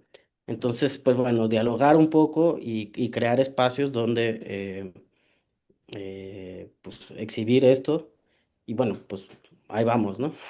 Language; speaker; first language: Spanish; native; Spanish